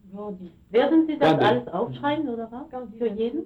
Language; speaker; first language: German; non-native, fluent; French